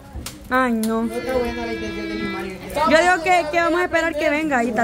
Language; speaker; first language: Spanish; native; Spanish